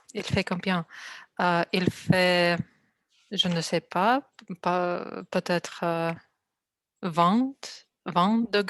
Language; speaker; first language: French; non-native, learner; Russian